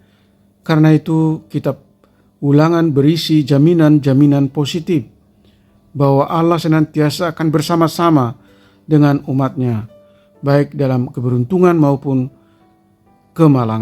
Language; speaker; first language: Indonesian; native; Indonesian